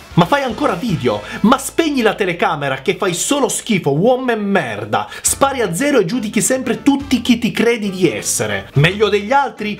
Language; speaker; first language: Italian; early bilingual, other home language; Macedonian